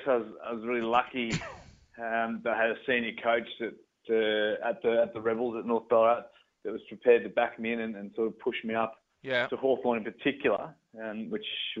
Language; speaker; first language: English; native; English